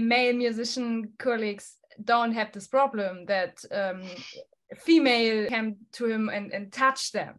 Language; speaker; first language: English; non-native, fluent; German